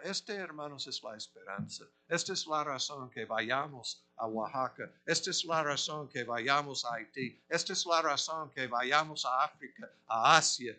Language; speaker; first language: Spanish; non-native, fluent; English